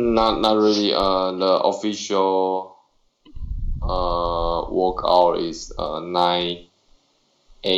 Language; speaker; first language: English; non-native, learner; Chinese